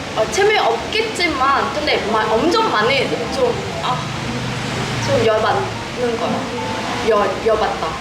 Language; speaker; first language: Korean; non-native, learner; Vietnamese